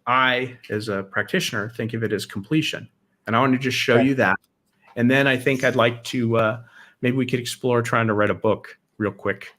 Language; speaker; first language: English; native; English